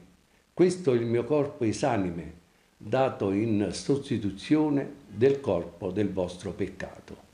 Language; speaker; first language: Italian; native; Italian